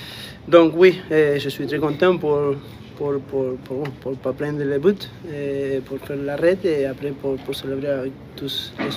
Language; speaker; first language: French; non-native, fluent; Spanish